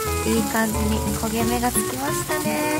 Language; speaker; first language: Japanese; native; Japanese